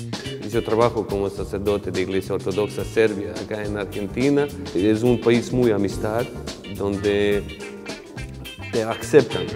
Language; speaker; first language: Spanish; non-native, fluent; Serbian